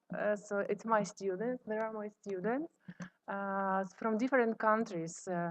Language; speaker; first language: English; non-native, fluent; Russian